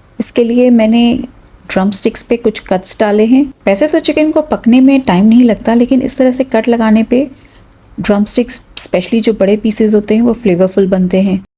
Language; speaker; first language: Urdu; native; Urdu